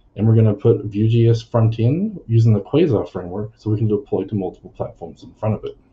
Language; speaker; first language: English; native; English